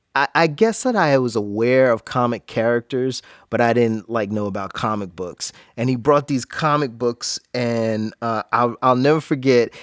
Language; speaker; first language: English; native; English